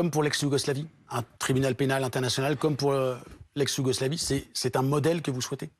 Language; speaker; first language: French; native; French